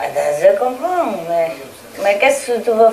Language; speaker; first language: French; non-native, learner; Vietnamese